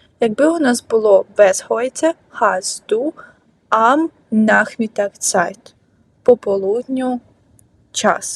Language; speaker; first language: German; non-native, fluent; Ukrainian